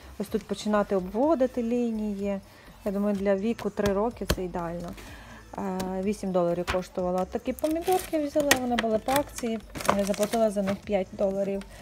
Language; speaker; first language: Ukrainian; non-native, local second language; Russian